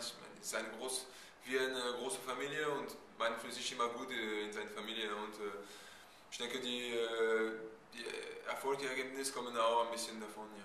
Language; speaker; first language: German; non-native, fluent; French